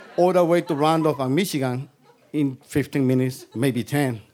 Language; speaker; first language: English; non-native, fluent; Spanish